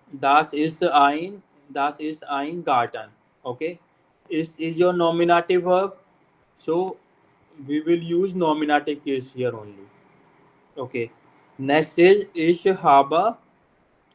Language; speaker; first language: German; non-native, fluent; Hindi